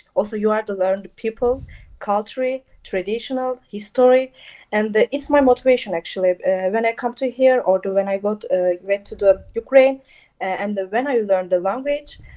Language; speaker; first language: English; non-native, local second language; Turkish